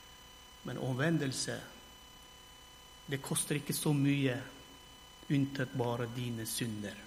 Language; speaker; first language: Norwegian; non-native, fluent; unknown